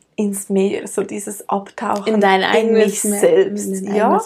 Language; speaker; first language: German; native; German